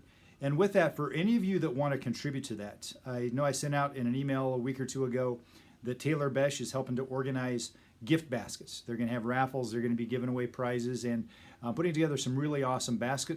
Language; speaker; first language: English; native; English